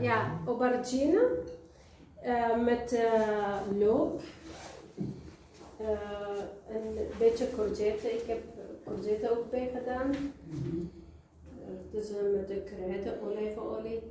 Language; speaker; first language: Dutch; non-native, learner; Kurdish